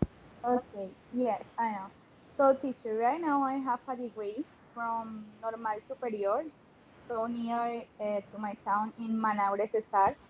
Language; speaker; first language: English; non-native, learner; Spanish